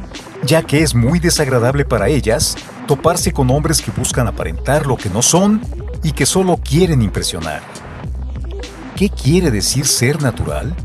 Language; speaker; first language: Spanish; native; Spanish